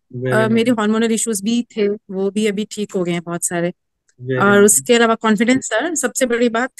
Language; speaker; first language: Hindi; native; Hindi